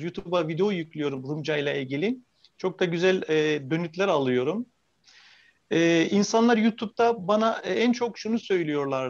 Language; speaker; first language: Turkish; native; Turkish